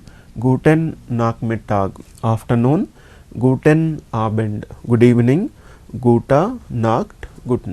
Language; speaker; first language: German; non-native, learner; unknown